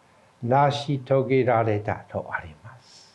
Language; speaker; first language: Japanese; non-native, fluent; English